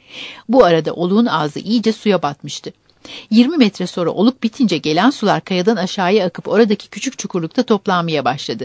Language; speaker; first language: Turkish; native; Turkish